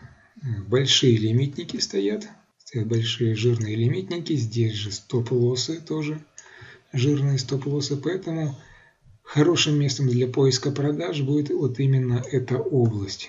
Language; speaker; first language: Russian; native; Russian